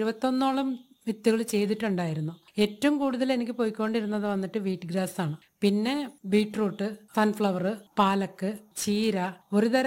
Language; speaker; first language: Malayalam; non-native, local second language; Tamil